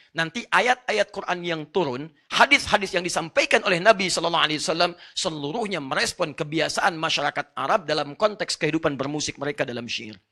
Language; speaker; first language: Indonesian; non-native, fluent; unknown